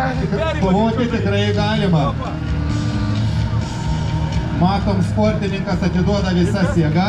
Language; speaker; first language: Lithuanian; native; Lithuanian